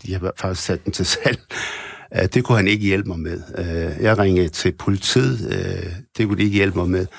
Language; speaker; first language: Danish; early bilingual, other home language; Arabic